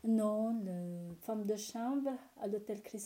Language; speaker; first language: French; non-native, learner; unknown